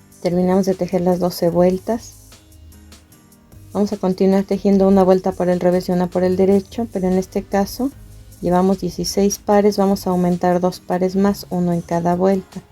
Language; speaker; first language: Spanish; native; Spanish